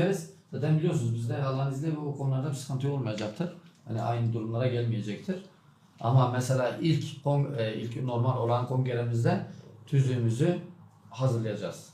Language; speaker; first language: Turkish; native; Turkish